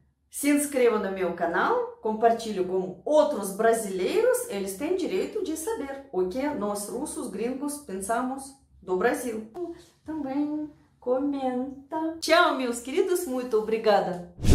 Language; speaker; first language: Portuguese; non-native, fluent; Russian